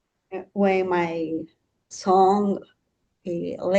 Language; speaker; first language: English; non-native, learner; Spanish